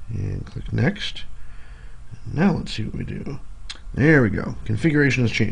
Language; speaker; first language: English; native; English